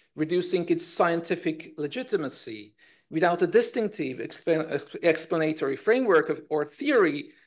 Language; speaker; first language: English; non-native, fluent; Hungarian